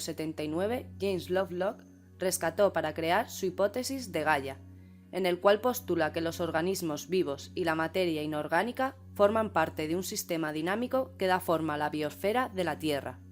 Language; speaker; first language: Spanish; native; Spanish